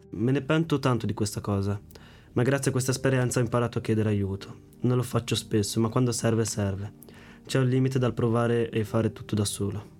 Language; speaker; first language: Italian; early bilingual, other home language; Arabic